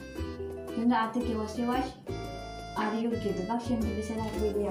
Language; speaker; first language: Turkish; non-native, learner; Filipino